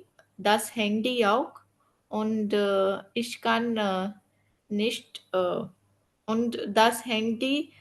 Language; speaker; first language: German; non-native, learner; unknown